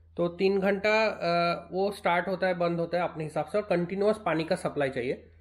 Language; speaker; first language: Hindi; non-native, local second language; Bangla